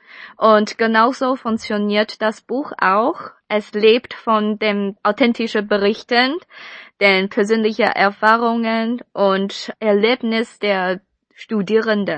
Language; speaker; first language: German; non-native, fluent; Chinese